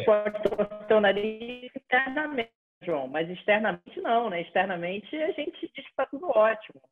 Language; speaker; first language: Portuguese; native; Portuguese